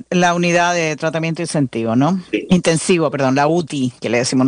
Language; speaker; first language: Spanish; native; Spanish